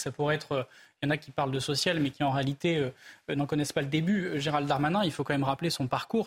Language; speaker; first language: French; native; French